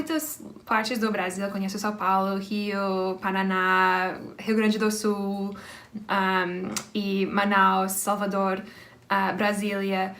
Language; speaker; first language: Portuguese; non-native, fluent; English